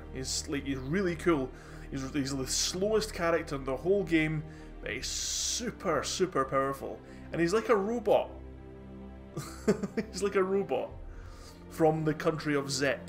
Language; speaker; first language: English; native; English